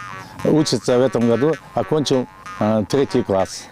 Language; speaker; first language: Russian; non-native, local second language; Kyrgyz